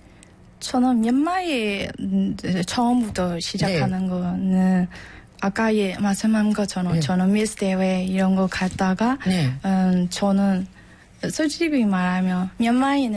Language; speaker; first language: Korean; non-native, learner; Burmese